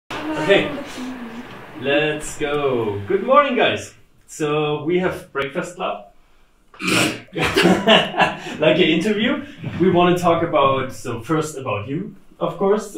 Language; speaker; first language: English; non-native, fluent; German